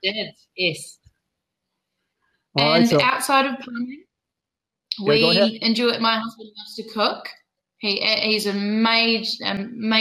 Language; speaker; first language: English; native; English